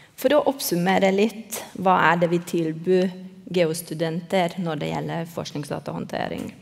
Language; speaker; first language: Norwegian; non-native, fluent; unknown